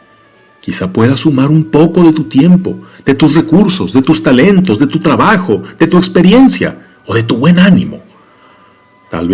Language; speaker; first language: Spanish; native; Spanish